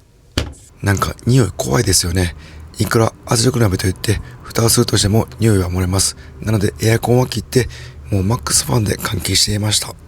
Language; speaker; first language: Japanese; native; Japanese